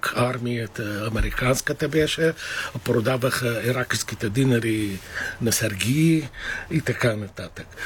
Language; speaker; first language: Bulgarian; non-native, fluent; Arabic